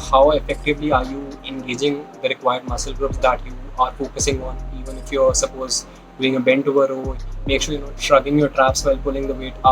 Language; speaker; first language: English; non-native, local second language; Hindi